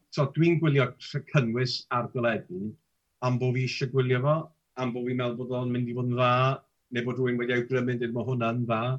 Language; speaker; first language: Welsh; native; Welsh